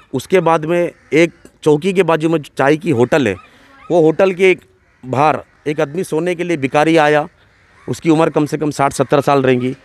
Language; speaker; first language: Hindi; native; Hindi